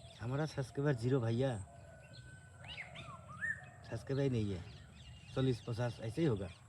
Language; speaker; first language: Hindi; non-native, learner; Bangla